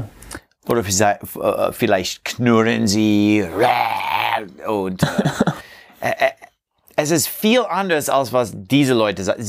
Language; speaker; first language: German; non-native, learner; English